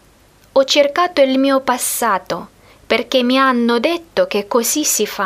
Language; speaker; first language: Italian; non-native, fluent; Russian